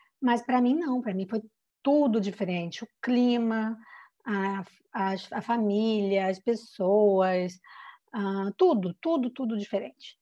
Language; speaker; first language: Portuguese; native; Portuguese